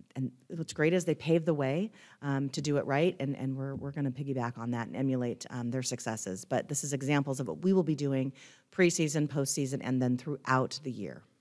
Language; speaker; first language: English; native; English